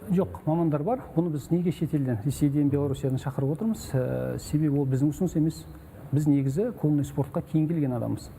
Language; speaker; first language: Kazakh; native; Kazakh